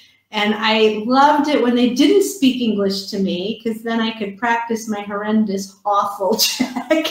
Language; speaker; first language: English; native; English